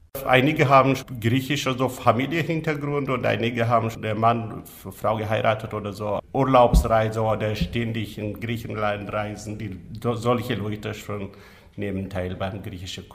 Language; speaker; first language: German; non-native, learner; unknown